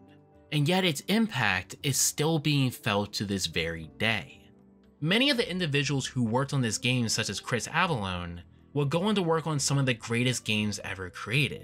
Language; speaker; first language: English; native; English